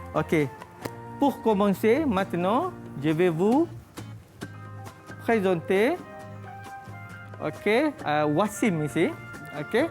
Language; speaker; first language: French; non-native, fluent; Malay